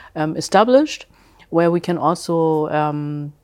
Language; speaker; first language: English; early bilingual, other home language; German